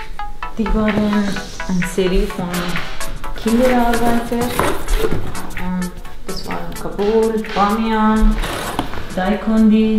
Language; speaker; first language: German; non-native, learner; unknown